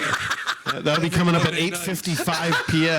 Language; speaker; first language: English; native; English